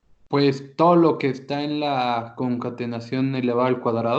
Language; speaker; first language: Spanish; native; Spanish